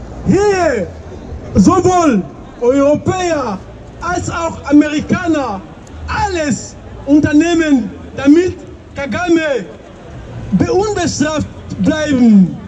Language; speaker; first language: German; non-native, fluent; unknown